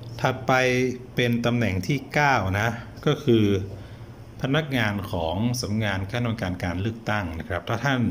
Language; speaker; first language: Thai; native; Thai